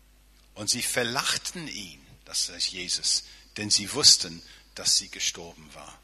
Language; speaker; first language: German; non-native, fluent; English